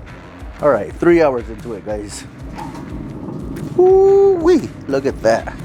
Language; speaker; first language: English; native; English